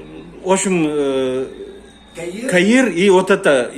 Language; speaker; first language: Russian; non-native, local second language; Kyrgyz